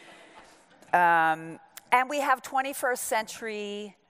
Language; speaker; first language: English; native; English